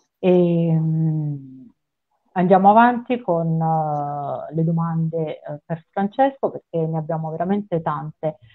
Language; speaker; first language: Italian; native; Italian